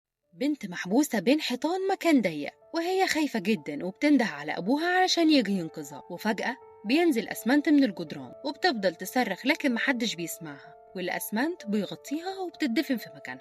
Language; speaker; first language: Arabic; native; Arabic